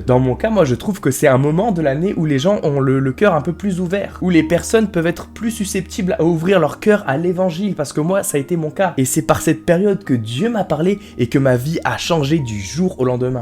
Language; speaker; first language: French; native; French